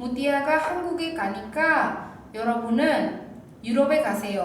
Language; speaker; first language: Korean; non-native, fluent; Indonesian